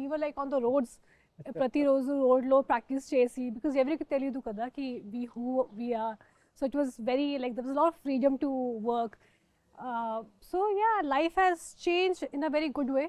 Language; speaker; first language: Telugu; non-native, fluent; Hindi